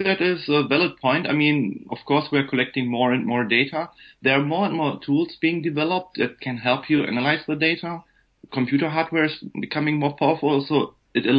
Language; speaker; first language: English; non-native, fluent; German